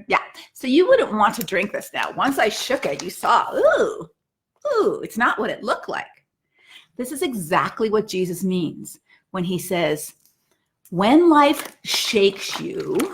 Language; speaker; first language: English; native; English